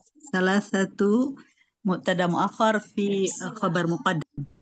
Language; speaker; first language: Arabic; non-native, learner; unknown